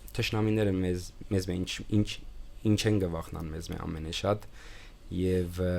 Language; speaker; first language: Armenian; early bilingual, heritage; Armenian